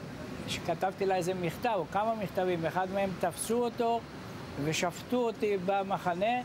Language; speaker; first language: Hebrew; non-native, fluent; Greek